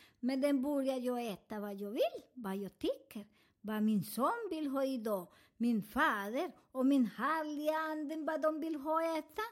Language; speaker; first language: Swedish; non-native, fluent; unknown